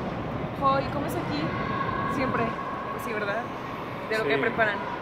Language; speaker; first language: Spanish; native; Spanish